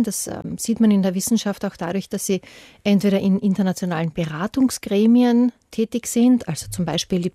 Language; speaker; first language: German; native; German